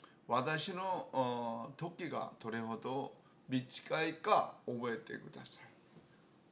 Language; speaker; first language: Japanese; non-native, fluent; Korean